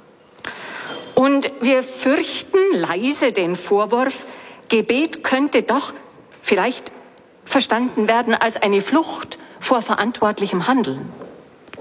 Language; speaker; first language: German; native; German